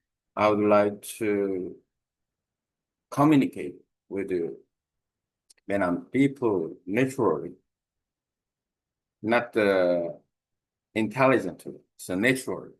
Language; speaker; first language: English; non-native, learner; Korean